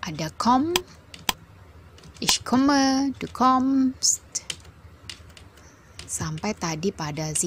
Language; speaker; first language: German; non-native, fluent; Indonesian